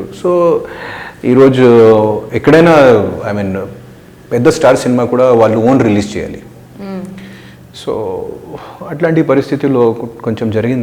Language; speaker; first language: Telugu; non-native, local second language; Hindi